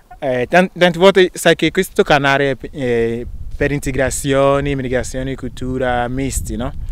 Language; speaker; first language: Italian; non-native, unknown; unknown